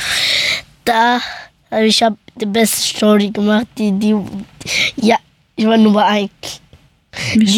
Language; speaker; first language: German; early bilingual, other home language; Persian